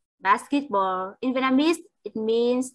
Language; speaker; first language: English; non-native, fluent; Vietnamese